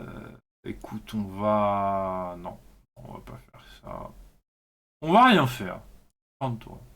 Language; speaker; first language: French; native; French